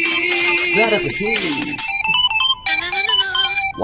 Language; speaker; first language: Spanish; native; Spanish